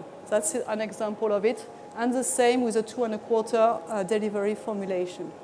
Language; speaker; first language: English; non-native, fluent; French